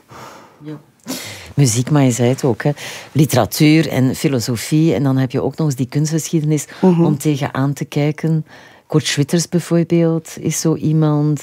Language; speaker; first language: Dutch; native; Dutch